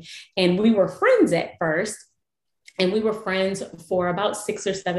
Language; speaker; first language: English; native; English